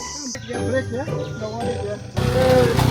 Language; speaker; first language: English; non-native, learner; Indonesian